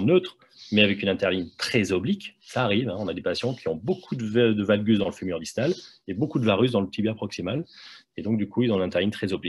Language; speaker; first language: French; native; French